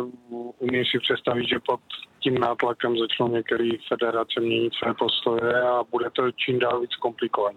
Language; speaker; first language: Czech; native; Czech